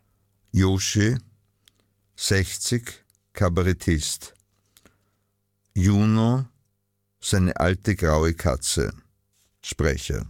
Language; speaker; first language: German; native; German